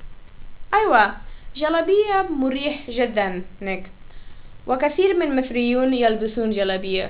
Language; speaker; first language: Arabic; non-native, learner; English